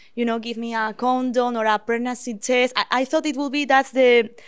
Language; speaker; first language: English; non-native, fluent; Spanish